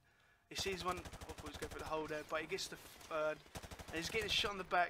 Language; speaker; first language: English; native; English